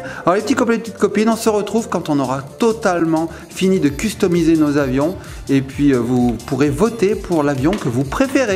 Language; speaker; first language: French; native; French